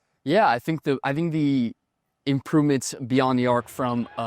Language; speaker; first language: English; native; English